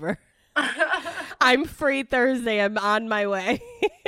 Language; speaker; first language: English; early bilingual, other home language; Italian